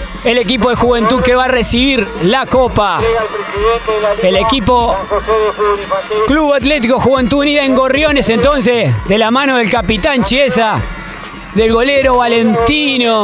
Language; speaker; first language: Spanish; native; Spanish